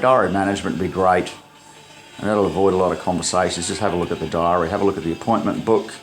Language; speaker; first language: English; native; English